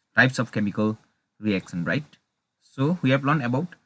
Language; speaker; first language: English; non-native, local second language; Nepali